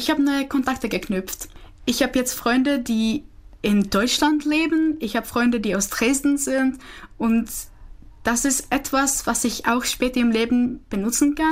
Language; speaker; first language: German; non-native, fluent; Czech